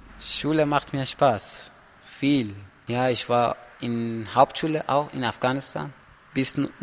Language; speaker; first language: German; non-native, learner; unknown